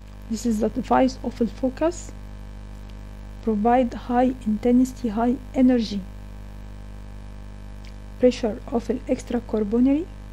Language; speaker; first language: English; non-native, fluent; Arabic